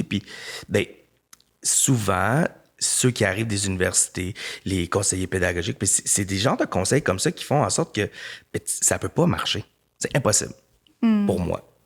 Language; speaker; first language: French; native; French